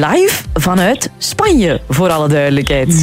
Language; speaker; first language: Dutch; native; Dutch